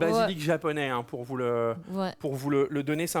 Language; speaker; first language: French; native; French